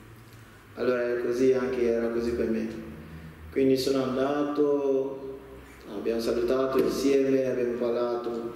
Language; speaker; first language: Italian; non-native, learner; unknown